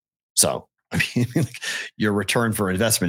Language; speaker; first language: English; native; English